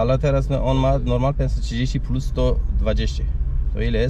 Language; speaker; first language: Polish; non-native, learner; Turkish